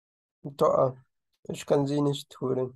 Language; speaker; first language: German; non-native, learner; Arabic